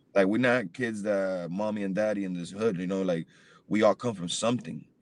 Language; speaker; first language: English; early bilingual, other home language; Spanish